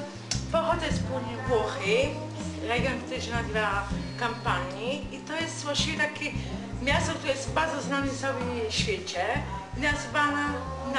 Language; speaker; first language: Polish; non-native, learner; Italian